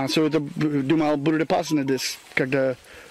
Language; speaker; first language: Russian; non-native, learner; English